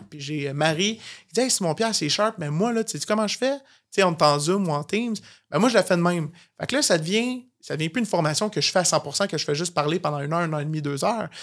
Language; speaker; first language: French; native; French